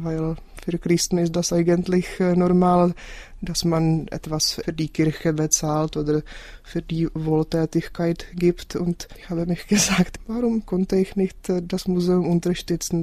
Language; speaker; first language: German; non-native, fluent; Czech